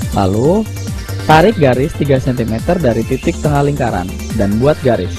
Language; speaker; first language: Indonesian; native; Indonesian